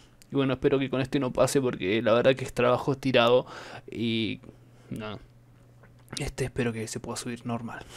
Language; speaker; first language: Spanish; native; Spanish